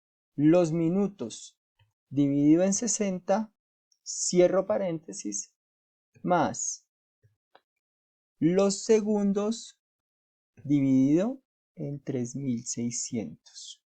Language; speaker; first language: Spanish; native; Spanish